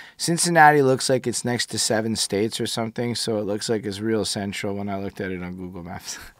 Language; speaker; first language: English; native; English